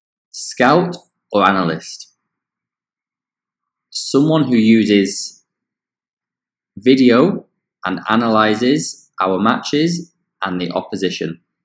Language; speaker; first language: English; native; English